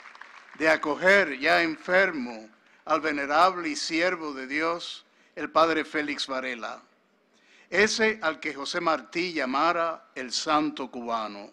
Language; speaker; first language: Spanish; native; Spanish